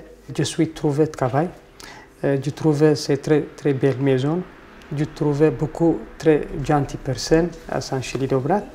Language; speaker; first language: French; non-native, learner; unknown